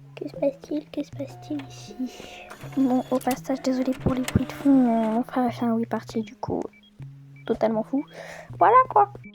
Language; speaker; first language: French; native; French